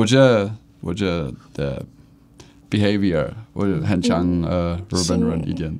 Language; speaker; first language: Chinese; non-native, learner; Czech